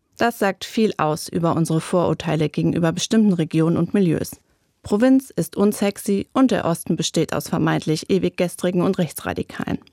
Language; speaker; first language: German; native; German